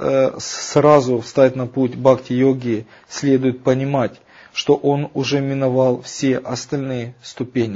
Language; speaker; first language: Russian; native; Russian